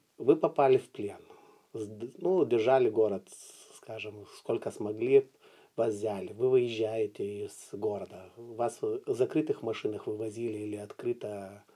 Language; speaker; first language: Russian; non-native, fluent; Lithuanian